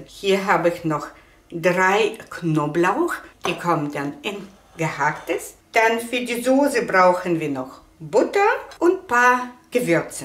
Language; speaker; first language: German; non-native, fluent; Russian